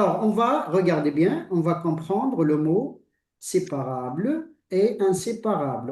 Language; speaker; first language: French; non-native, local second language; Arabic